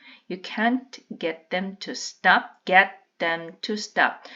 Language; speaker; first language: English; non-native, fluent; Korean